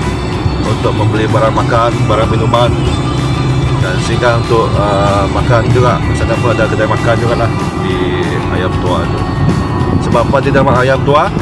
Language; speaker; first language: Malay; non-native, local second language; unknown